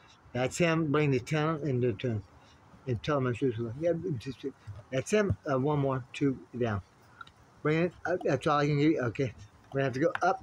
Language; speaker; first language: English; native; English